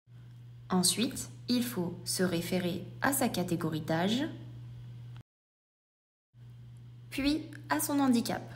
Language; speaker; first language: French; native; French